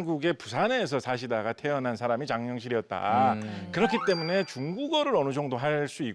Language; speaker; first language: Korean; native; Korean